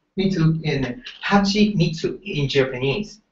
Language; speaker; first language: English; non-native, learner; Japanese